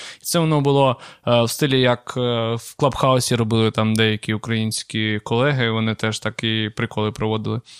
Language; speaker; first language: Ukrainian; non-native, local second language; Russian